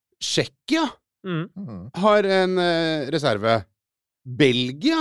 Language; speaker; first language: Norwegian; native; Norwegian